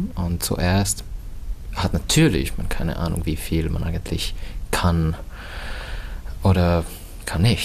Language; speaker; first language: German; non-native, fluent; Finnish